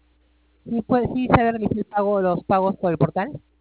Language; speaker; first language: Spanish; native; Spanish